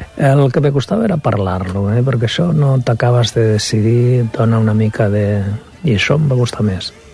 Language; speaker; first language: Catalan; non-native, local second language; Spanish